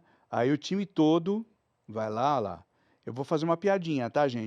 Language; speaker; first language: Portuguese; native; Portuguese